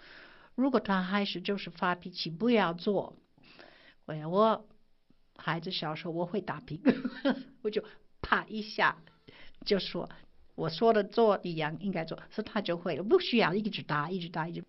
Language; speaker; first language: Chinese; non-native, fluent; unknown